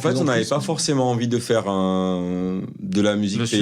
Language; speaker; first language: French; native; French